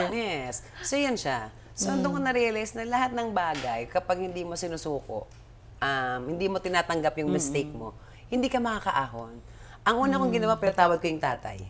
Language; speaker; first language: Filipino; native; Filipino